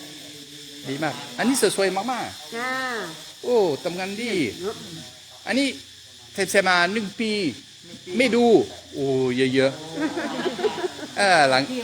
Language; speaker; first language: Thai; non-native, learner; French